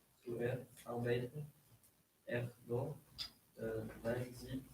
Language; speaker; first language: German; non-native, learner; English